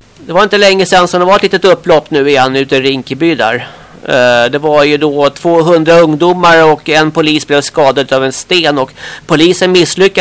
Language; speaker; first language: Swedish; native; Swedish